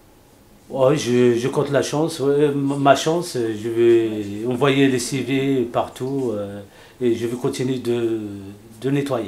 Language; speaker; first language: French; non-native, learner; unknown